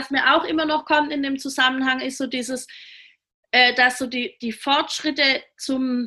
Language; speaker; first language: German; native; German